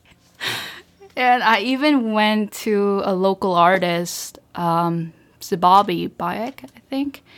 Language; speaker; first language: English; early bilingual, other home language; Korean